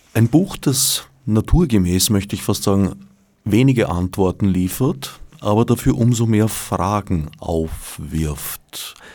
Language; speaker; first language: German; native; German